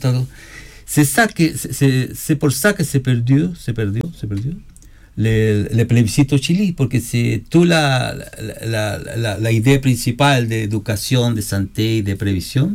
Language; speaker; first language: French; non-native, learner; Spanish